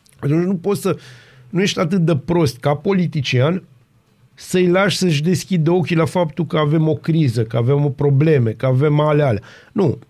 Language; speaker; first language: Romanian; native; Romanian